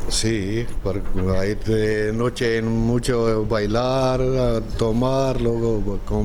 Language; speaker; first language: Spanish; non-native, learner; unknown